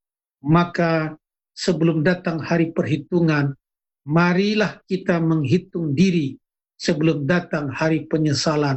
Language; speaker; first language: Indonesian; native; Indonesian